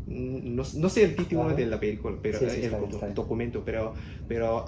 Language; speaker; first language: Spanish; non-native, learner; Cantonese